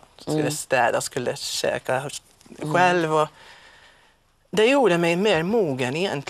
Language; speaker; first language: Swedish; non-native, fluent; Maltese